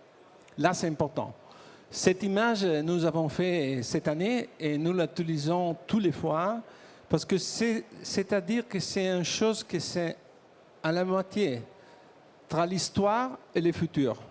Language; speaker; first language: French; non-native, learner; Italian